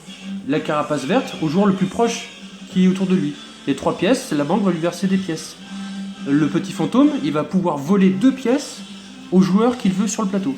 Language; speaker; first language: French; native; French